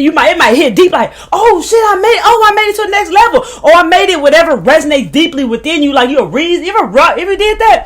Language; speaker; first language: English; native; English